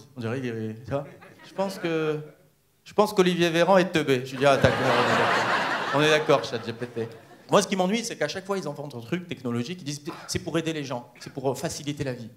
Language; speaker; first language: French; native; French